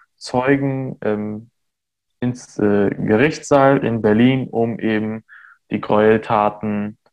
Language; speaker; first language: German; early bilingual, other home language; Armenian